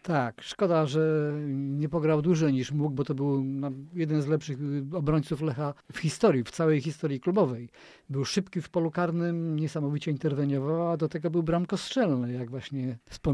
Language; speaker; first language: Polish; native; Polish